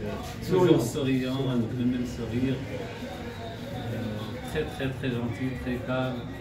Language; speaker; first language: French; non-native, local second language; Arabic